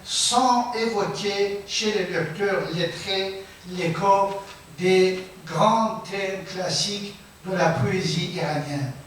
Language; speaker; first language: French; non-native, fluent; Persian